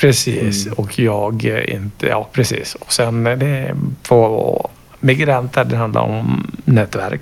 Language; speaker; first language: Swedish; non-native, fluent; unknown